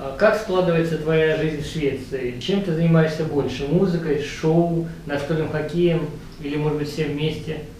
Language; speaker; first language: Russian; native; Russian